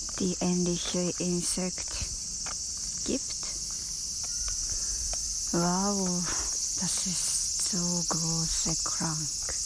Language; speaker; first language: German; non-native, learner; Japanese